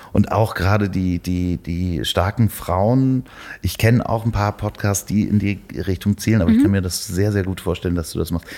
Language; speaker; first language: German; native; German